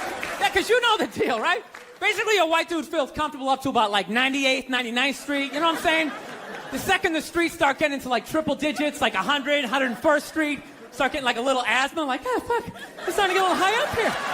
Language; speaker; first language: English; native; English